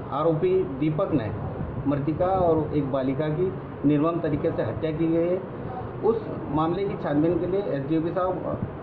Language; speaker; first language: Hindi; native; Hindi